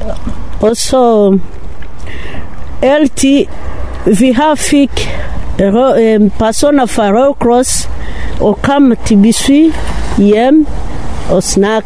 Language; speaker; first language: Danish; non-native, learner; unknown